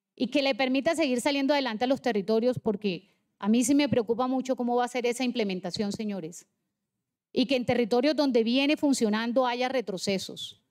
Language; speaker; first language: Spanish; native; Spanish